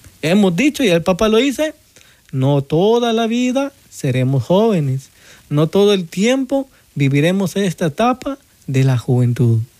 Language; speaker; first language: Spanish; native; Spanish